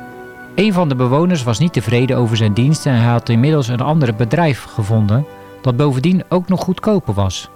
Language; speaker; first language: Dutch; native; Dutch